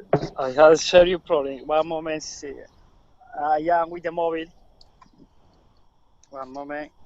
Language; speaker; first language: English; non-native, learner; Spanish